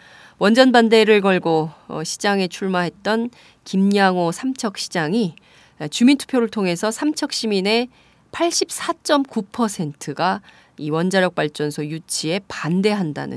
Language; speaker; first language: Korean; native; Korean